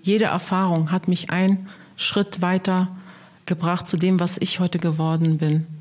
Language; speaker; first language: German; non-native, fluent; Arabic